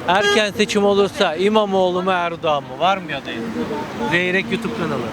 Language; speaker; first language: Turkish; native; Turkish